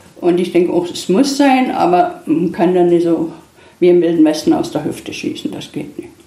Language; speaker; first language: German; native; German